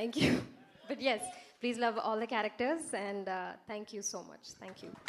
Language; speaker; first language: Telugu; non-native, learner; Malayalam